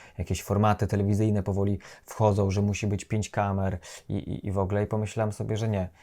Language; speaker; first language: Polish; native; Polish